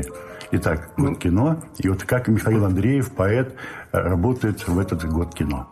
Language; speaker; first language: Russian; native; Russian